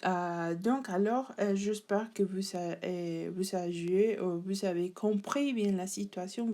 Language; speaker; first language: French; non-native, learner; Spanish